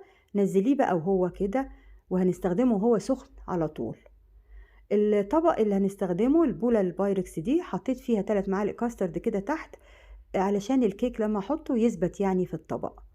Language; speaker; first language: Arabic; native; Arabic